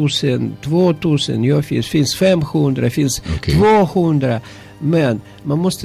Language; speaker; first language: Swedish; non-native, learner; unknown